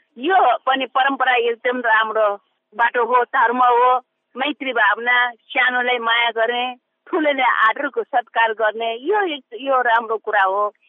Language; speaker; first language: Nepali; non-native, local second language; Newari